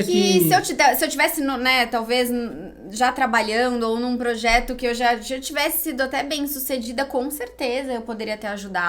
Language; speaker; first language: Portuguese; native; Portuguese